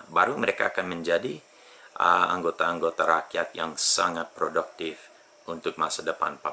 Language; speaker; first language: Indonesian; non-native, fluent; English